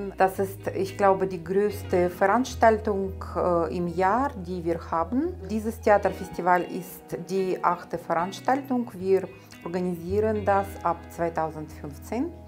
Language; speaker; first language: German; non-native, fluent; Russian